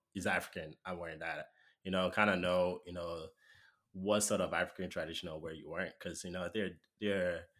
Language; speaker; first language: English; non-native, local second language; Yoruba